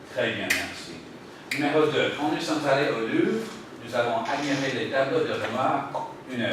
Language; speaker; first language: French; non-native, fluent; English